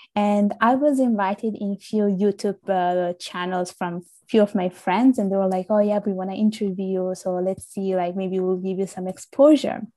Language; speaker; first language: English; early bilingual, other home language; Italian